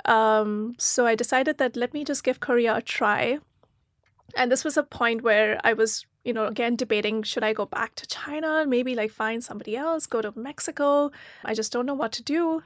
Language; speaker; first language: English; non-native, local second language; Hindi